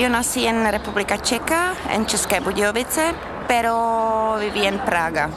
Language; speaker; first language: Spanish; non-native, fluent; Czech